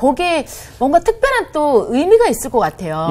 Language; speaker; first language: Korean; native; Korean